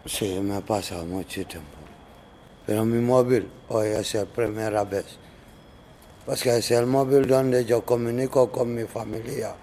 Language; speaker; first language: Spanish; non-native, learner; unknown